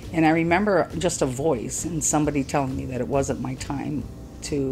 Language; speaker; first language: English; native; English